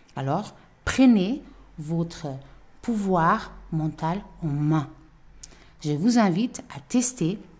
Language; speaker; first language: French; non-native, fluent; Portuguese